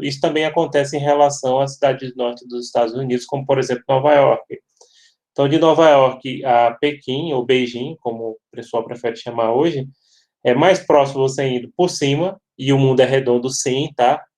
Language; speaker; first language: Portuguese; native; Portuguese